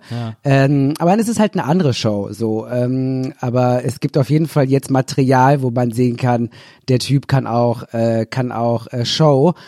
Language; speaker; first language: German; native; German